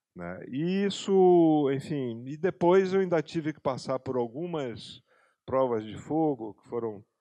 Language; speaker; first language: Portuguese; native; Portuguese